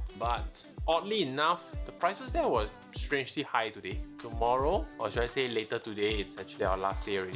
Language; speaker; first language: English; native; English